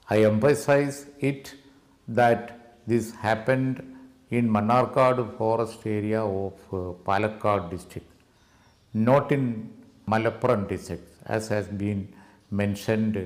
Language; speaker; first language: English; non-native, local second language; Malayalam